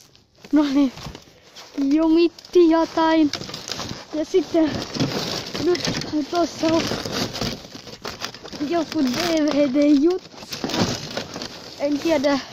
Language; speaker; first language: Finnish; early bilingual, other home language; Russian